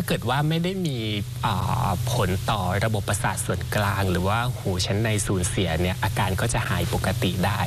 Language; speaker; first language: Thai; native; Thai